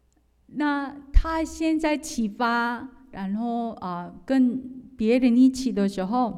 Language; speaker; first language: Chinese; non-native, fluent; Korean